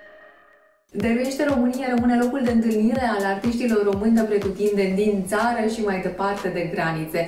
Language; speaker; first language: Romanian; native; Romanian